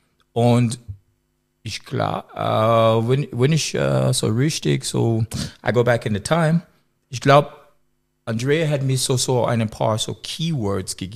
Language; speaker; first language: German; non-native, learner; English